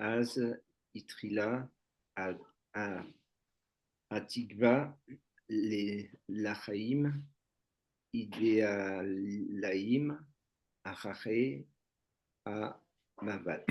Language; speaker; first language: Hebrew; non-native, learner; French